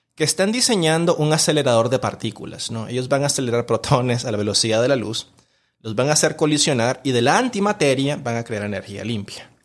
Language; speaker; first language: Spanish; native; Spanish